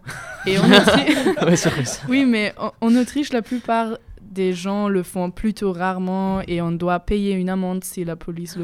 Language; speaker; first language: French; non-native, fluent; German